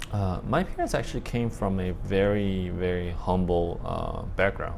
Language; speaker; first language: English; early bilingual, other home language; Chinese